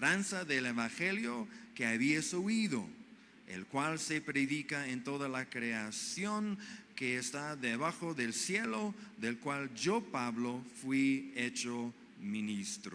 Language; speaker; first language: Spanish; non-native, fluent; English